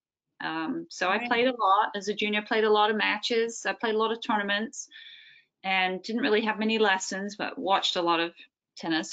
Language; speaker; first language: English; native; English